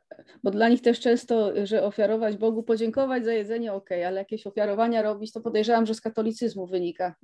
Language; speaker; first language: Polish; native; Polish